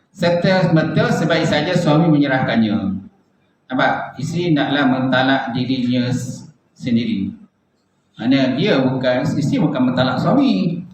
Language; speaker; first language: Malay; native; Malay